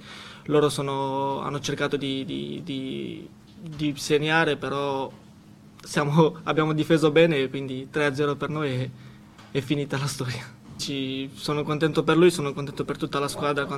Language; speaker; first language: Italian; non-native, learner; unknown